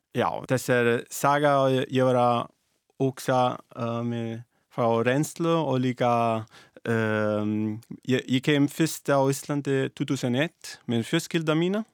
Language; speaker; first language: Icelandic; non-native, learner; Italian